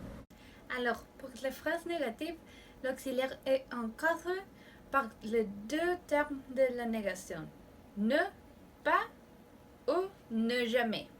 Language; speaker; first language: French; non-native, learner; Spanish